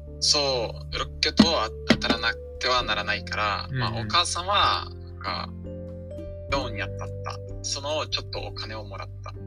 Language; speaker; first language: Japanese; non-native, learner; Portuguese